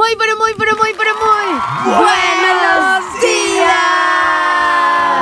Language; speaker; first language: Spanish; native; Spanish